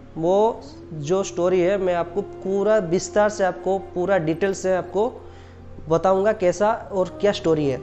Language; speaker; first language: Hindi; non-native, local second language; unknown